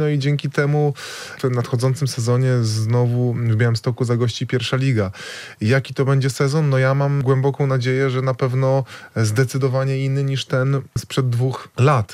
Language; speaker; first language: Polish; native; Polish